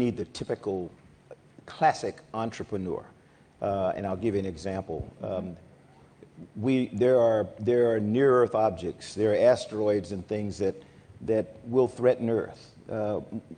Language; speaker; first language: English; native; English